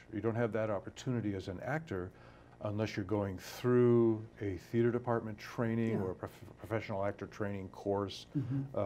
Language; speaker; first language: English; native; English